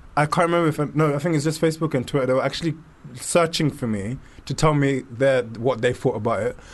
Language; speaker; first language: English; native; English